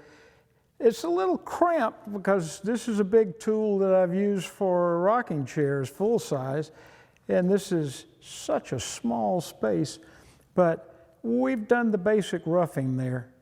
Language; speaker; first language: English; native; English